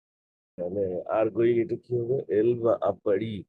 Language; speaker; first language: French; non-native, learner; Bangla